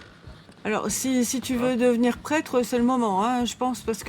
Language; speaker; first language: French; native; French